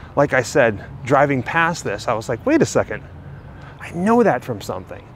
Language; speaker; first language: English; native; English